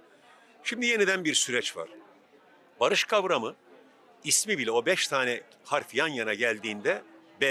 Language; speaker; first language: Turkish; native; Turkish